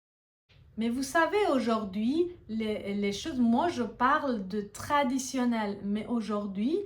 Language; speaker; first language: French; non-native, fluent; Persian